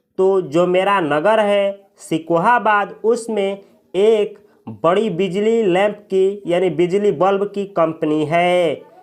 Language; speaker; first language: Hindi; native; Hindi